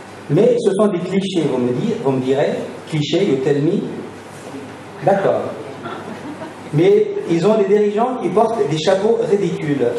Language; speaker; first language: French; native; French